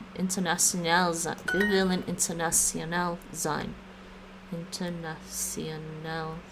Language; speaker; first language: Dutch; non-native, learner; English